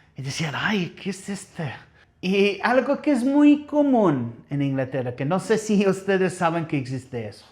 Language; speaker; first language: Spanish; non-native, fluent; English